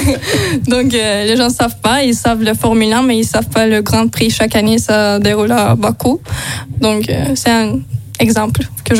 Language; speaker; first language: French; non-native, learner; Azerbaijani